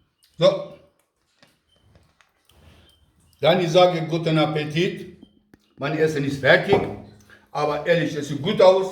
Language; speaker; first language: German; non-native, local second language; Kurdish